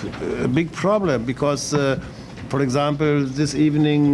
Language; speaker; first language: English; non-native, fluent; German